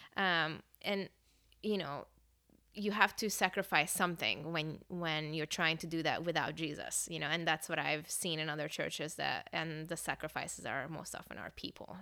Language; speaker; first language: English; early bilingual, other home language; Hungarian